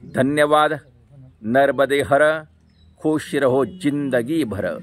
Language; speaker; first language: Hindi; non-native, local second language; Marathi